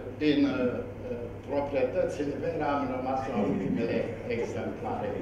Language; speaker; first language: Romanian; non-native, local second language; Hungarian